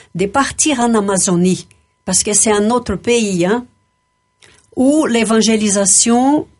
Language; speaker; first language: French; non-native, fluent; Portuguese